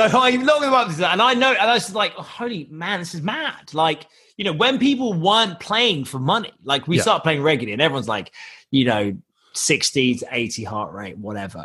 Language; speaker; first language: English; native; English